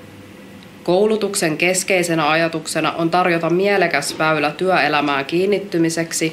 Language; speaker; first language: Finnish; native; Finnish